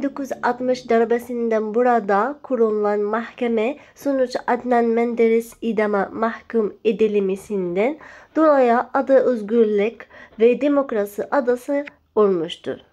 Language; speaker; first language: Turkish; non-native, learner; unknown